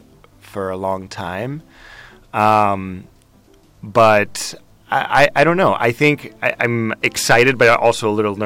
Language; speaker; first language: English; non-native, fluent; Spanish